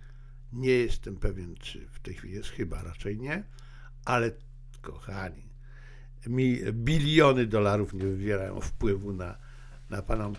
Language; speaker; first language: Polish; native; Polish